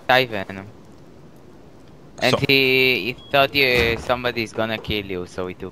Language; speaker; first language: English; non-native, fluent; German